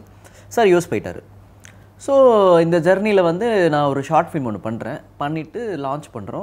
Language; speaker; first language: Tamil; native; Tamil